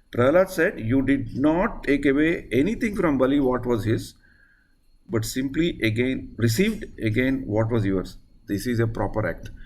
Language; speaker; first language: English; non-native, local second language; Telugu